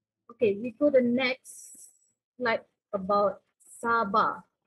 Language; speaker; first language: English; non-native, local second language; Malay